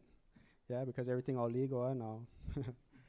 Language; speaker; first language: English; native; English